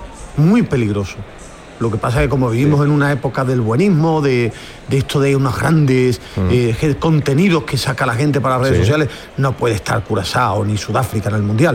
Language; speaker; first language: Spanish; native; Spanish